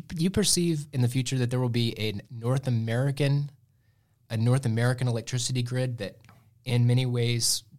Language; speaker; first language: English; native; English